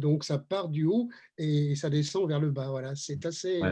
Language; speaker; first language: French; native; French